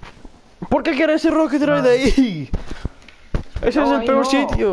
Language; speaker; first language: Spanish; non-native, learner; English